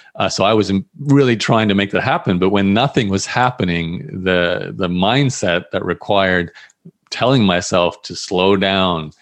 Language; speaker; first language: English; native; English